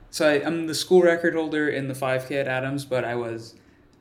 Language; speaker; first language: English; early bilingual, other home language; Swahili